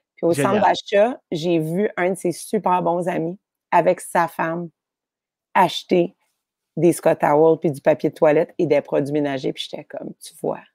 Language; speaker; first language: French; native; French